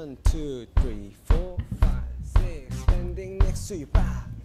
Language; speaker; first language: English; non-native, learner; Korean